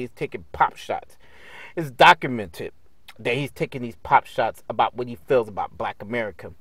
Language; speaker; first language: English; native; English